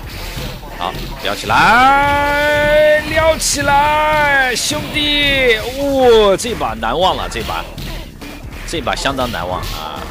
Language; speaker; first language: Chinese; native; Chinese